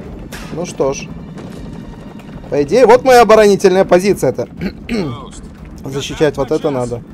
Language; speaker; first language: Russian; native; Russian